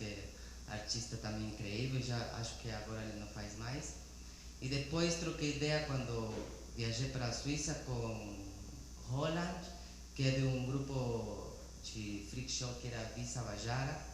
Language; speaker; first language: Portuguese; non-native, learner; Spanish